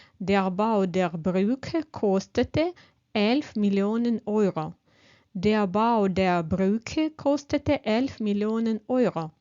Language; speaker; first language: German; non-native, fluent; Ukrainian